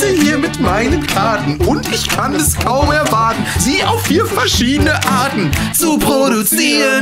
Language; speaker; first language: German; native; German